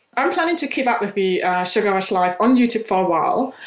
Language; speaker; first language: English; non-native, fluent; German